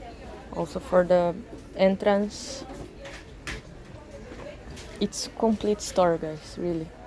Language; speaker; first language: English; non-native, learner; Portuguese